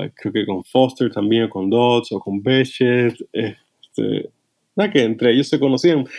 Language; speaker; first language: Spanish; native; Spanish